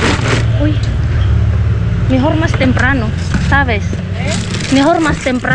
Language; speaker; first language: Spanish; non-native, learner; Filipino